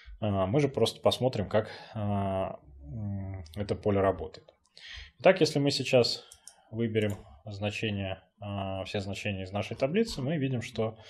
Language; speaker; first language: Russian; native; Russian